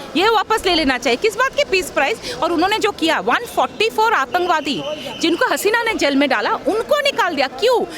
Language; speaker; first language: Hindi; non-native, local second language; Bangla